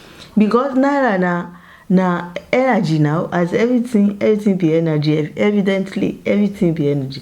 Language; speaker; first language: Nigerian Pidgin; native; Nigerian Pidgin